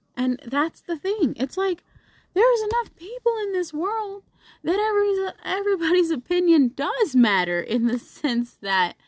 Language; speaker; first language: English; native; English